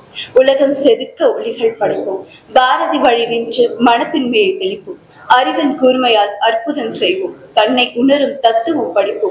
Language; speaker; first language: Tamil; native; Tamil